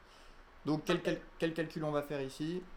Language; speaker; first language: French; native; French